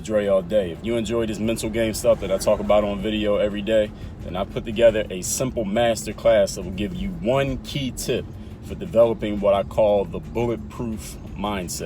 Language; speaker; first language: English; native; English